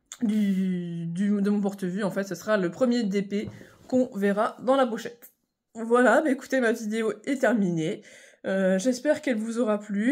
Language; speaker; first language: French; native; French